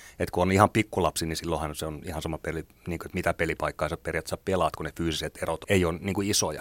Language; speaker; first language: Finnish; native; Finnish